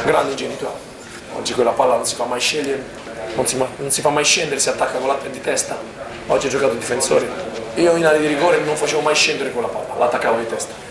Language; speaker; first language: Italian; native; Italian